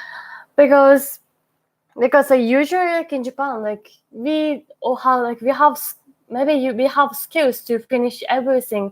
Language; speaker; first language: English; non-native, learner; Japanese